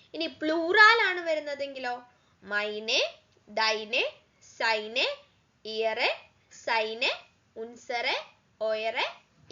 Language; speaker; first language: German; non-native, learner; Malayalam